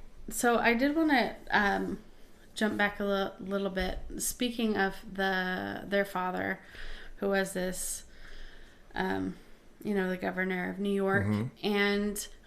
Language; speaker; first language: English; native; English